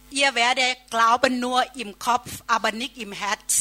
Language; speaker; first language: German; non-native, learner; Thai